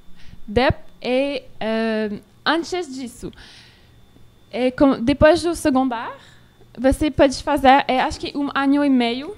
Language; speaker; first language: Portuguese; non-native, learner; French